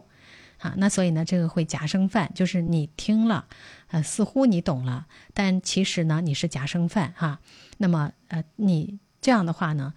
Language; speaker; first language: Chinese; native; Chinese